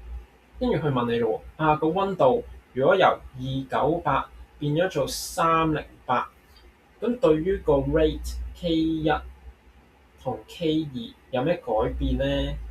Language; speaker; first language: Cantonese; native; Cantonese